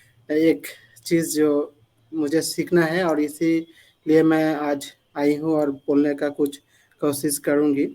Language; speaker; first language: Hindi; non-native, local second language; Bangla